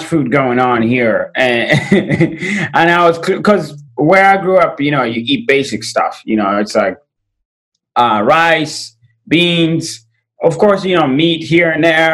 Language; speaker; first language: English; non-native, local second language; Ganda